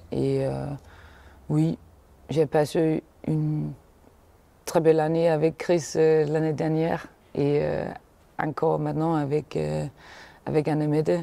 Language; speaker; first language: French; non-native, fluent; Danish